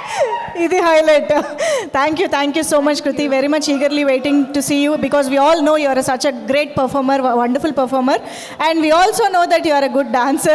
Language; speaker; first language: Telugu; native; Telugu